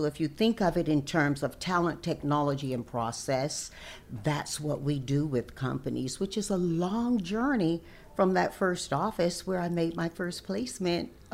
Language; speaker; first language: English; native; English